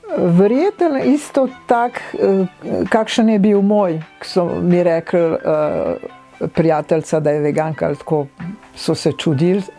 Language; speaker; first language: Slovenian; non-native, fluent; Italian